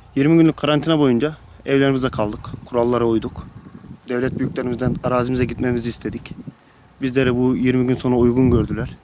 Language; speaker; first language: Turkish; native; Turkish